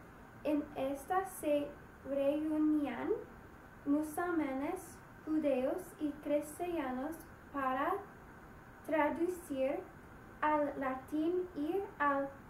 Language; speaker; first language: Spanish; non-native, learner; English